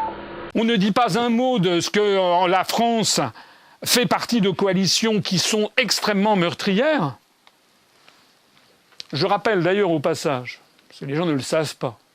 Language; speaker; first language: French; native; French